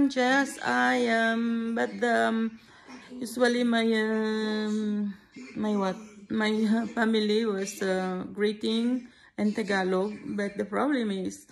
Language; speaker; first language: English; non-native, learner; Filipino